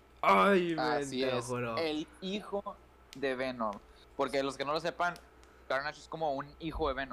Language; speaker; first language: Spanish; native; Spanish